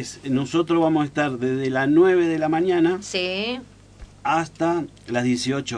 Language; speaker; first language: Spanish; native; Spanish